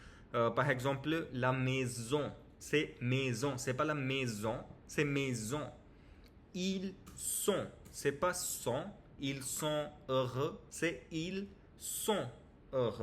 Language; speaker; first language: French; non-native, learner; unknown